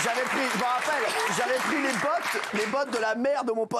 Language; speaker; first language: French; native; French